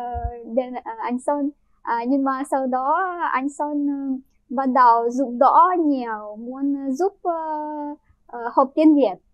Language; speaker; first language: Vietnamese; non-native, fluent; Ukrainian